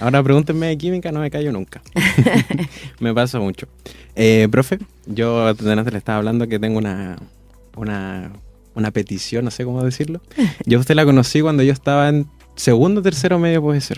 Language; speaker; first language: Spanish; native; Spanish